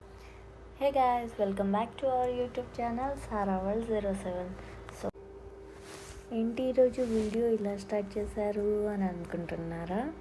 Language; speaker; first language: Telugu; non-native, local second language; Lambadi